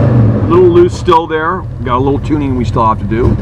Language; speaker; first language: English; native; English